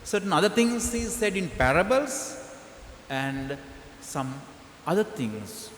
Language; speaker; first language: English; non-native, local second language; Sinhala